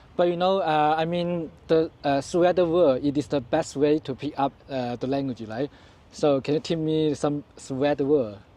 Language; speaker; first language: English; non-native, learner; Chinese